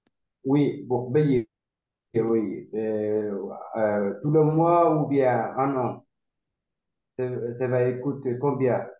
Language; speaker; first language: French; non-native, learner; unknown